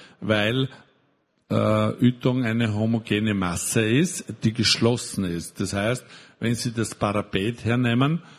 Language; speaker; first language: German; native; German